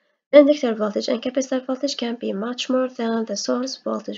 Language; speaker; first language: English; non-native, fluent; Arabic